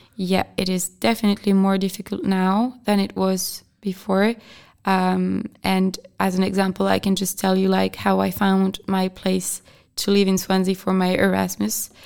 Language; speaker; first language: English; non-native, fluent; French